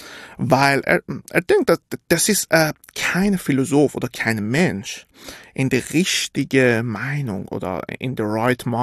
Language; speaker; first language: German; non-native, fluent; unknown